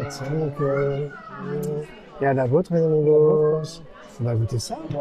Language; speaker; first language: French; native; French